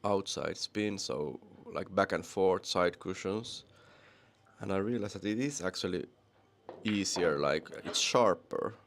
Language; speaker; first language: English; non-native, fluent; Finnish